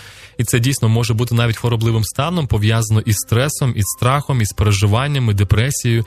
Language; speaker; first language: Ukrainian; native; Ukrainian